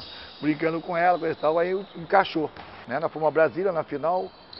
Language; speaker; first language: Portuguese; native; Portuguese